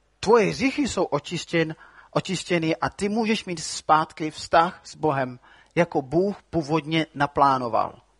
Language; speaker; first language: Czech; non-native, fluent; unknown